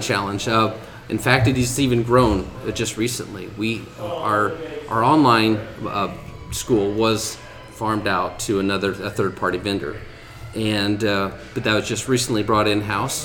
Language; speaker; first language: English; native; English